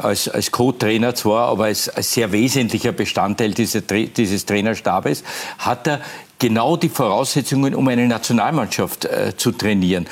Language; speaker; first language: German; native; German